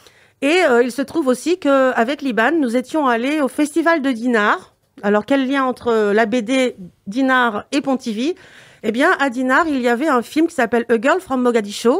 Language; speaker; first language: French; native; French